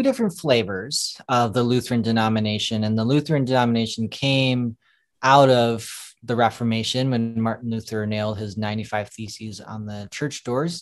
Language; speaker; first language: English; native; English